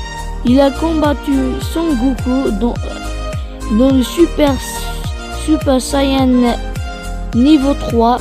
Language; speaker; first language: French; non-native, learner; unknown